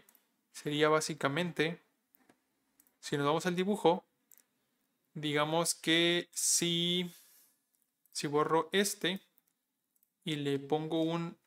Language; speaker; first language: Spanish; native; Spanish